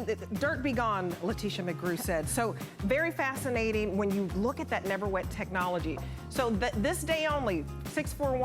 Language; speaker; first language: English; native; English